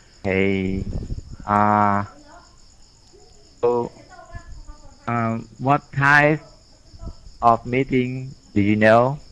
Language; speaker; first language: English; non-native, learner; Thai